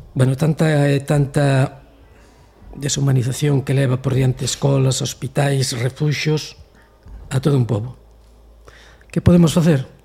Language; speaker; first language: Galician; native; Galician